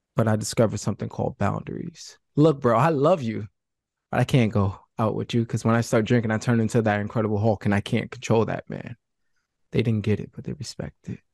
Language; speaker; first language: English; native; English